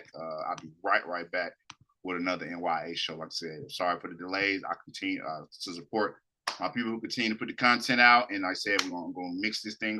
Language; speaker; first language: English; native; English